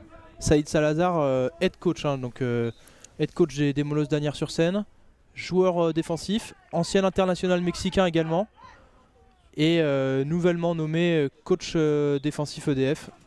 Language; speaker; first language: French; native; French